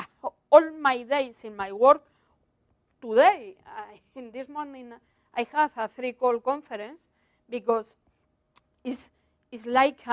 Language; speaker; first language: English; non-native, learner; Spanish